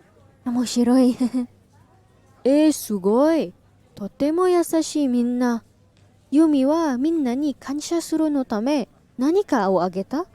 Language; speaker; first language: Japanese; non-native, learner; English